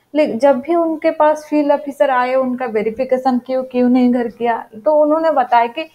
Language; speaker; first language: Hindi; non-native, local second language; Odia